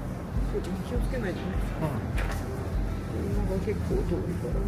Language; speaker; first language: Japanese; native; Japanese